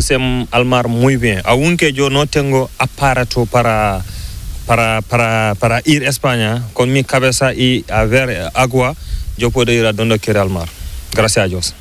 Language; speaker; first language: Spanish; non-native, learner; Fula